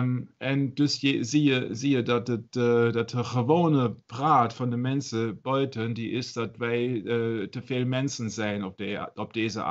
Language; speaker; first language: Dutch; non-native, learner; German